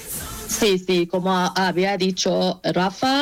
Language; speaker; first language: Spanish; non-native, fluent; Persian